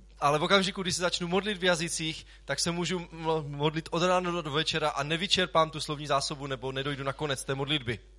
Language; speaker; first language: Czech; native; Czech